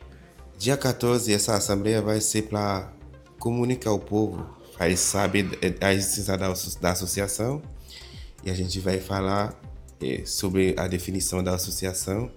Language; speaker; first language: Portuguese; non-native, fluent; Haitian Creole